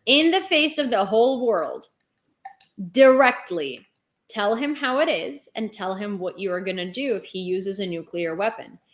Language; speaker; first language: English; non-native, fluent; Ukrainian